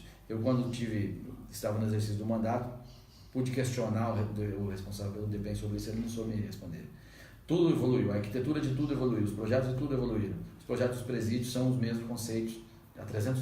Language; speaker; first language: Portuguese; native; Portuguese